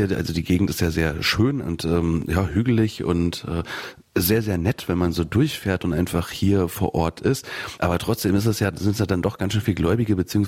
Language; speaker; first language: German; native; German